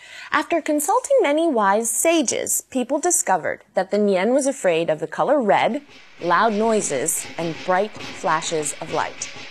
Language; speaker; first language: English; native; English